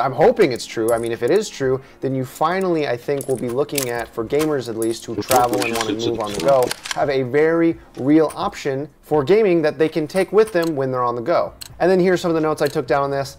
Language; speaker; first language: English; native; English